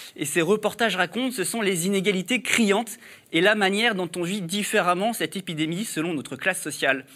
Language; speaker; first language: French; native; French